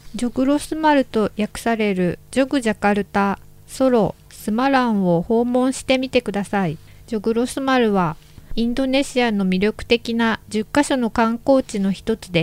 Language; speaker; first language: Japanese; non-native, fluent; Indonesian